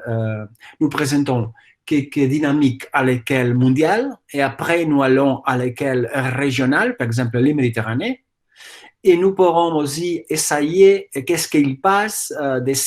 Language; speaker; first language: French; non-native, fluent; Catalan